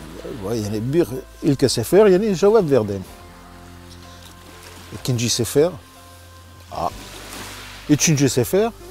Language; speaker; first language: Turkish; non-native, learner; French